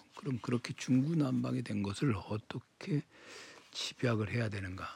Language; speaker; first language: Korean; native; Korean